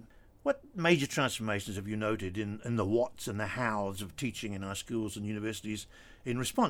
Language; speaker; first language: English; native; English